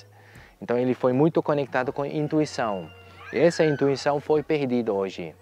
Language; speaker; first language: Portuguese; non-native, learner; German